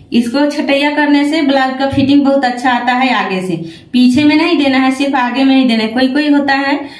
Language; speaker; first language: Hindi; native; Hindi